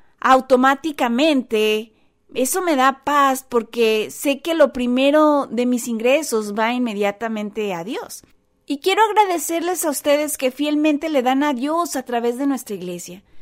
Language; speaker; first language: Spanish; non-native, fluent; English